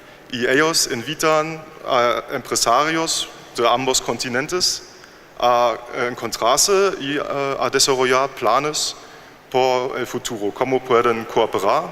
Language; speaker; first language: Spanish; non-native, learner; German